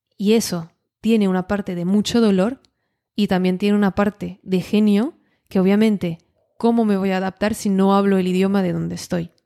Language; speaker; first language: Spanish; non-native, fluent; French